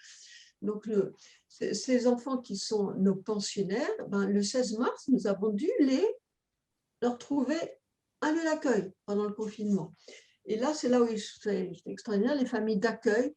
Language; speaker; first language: French; native; French